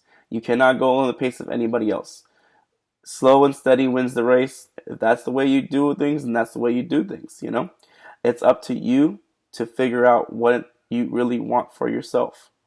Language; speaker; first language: English; native; English